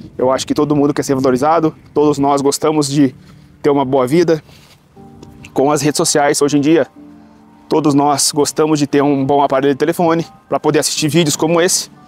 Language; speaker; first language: Portuguese; native; Portuguese